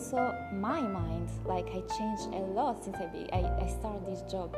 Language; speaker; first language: English; non-native, learner; Italian